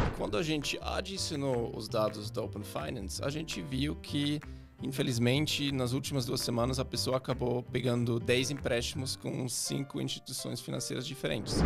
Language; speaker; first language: Portuguese; non-native, fluent; German